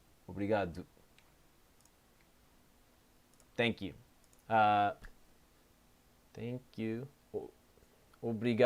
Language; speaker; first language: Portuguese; non-native, learner; English